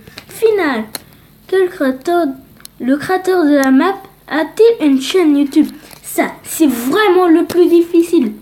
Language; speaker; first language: French; early bilingual, other home language; Polish